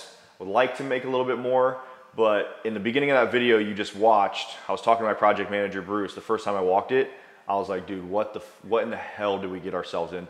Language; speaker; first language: English; native; English